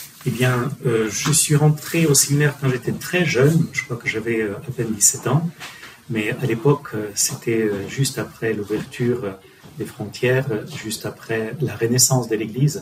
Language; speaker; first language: French; non-native, fluent; Ukrainian